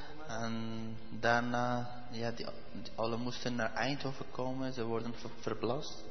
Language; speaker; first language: Dutch; non-native, learner; Persian